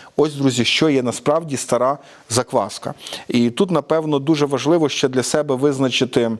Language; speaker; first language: Ukrainian; native; Ukrainian